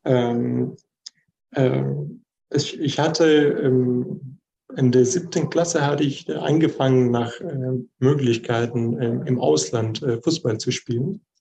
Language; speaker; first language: German; non-native, fluent; Arabic